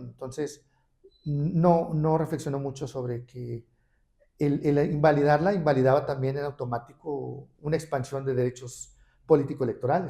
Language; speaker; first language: Spanish; native; Spanish